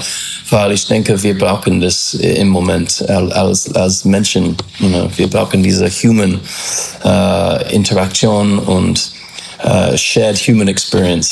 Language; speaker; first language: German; non-native, fluent; English